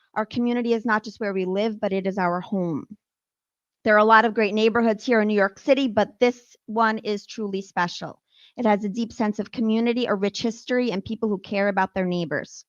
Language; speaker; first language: English; native; English